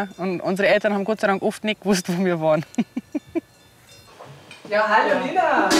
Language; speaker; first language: German; native; German